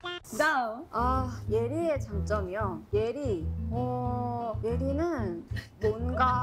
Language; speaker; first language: Korean; native; Korean